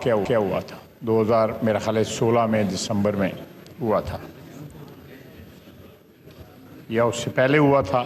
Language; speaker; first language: Urdu; non-native, local second language; Punjabi